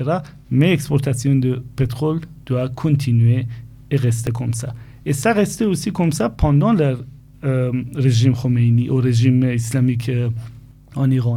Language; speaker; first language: French; non-native, fluent; Persian